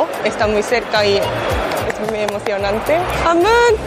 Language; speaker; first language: Spanish; non-native, learner; Japanese